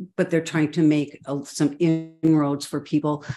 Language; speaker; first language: English; native; English